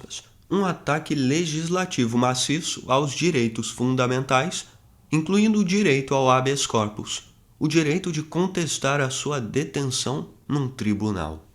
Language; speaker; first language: Portuguese; native; Portuguese